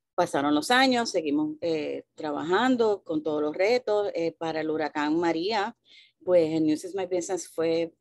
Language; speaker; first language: Spanish; early bilingual, heritage; Spanish